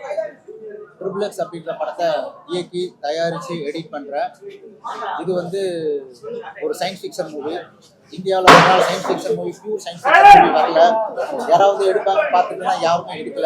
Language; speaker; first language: Tamil; native; Tamil